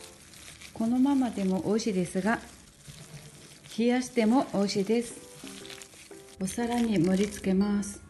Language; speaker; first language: Japanese; non-native, fluent; Mongolian